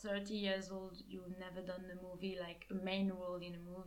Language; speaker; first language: English; non-native, fluent; French